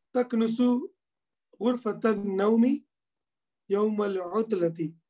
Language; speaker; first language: Arabic; non-native, learner; Urdu